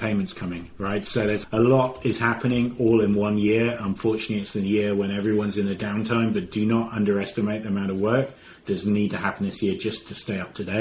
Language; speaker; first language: English; native; English